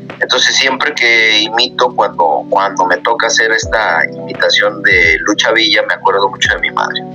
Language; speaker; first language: Spanish; native; Spanish